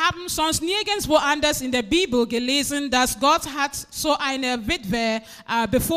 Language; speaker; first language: German; non-native, fluent; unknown